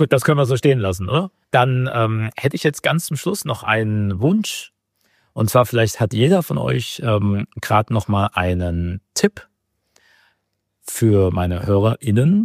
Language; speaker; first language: German; native; German